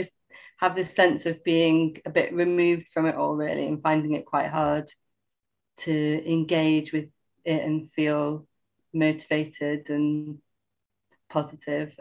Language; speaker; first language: English; native; English